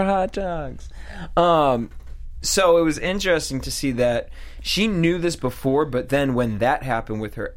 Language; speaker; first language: English; native; English